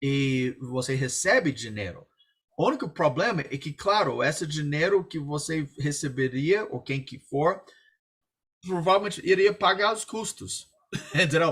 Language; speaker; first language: Portuguese; non-native, fluent; English